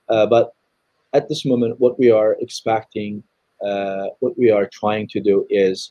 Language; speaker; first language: English; non-native, fluent; Chinese